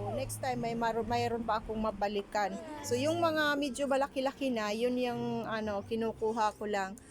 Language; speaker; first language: Filipino; native; Filipino